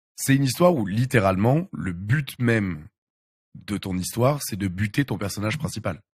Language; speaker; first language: French; native; French